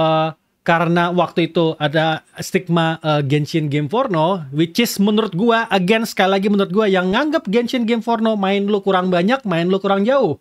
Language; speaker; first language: Indonesian; native; Indonesian